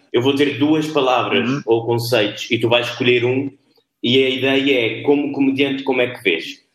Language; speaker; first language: Portuguese; non-native, local second language; Kabuverdianu